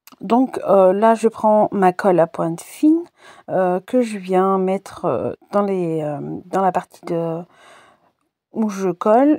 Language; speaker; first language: French; native; French